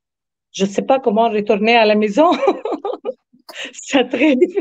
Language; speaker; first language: French; non-native, learner; Arabic